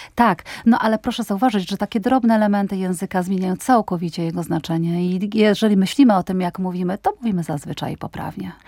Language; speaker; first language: Polish; native; Polish